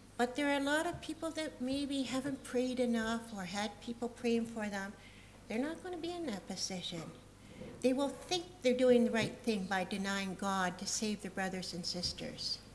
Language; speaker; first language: English; native; English